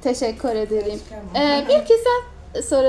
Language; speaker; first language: Turkish; non-native, learner; Persian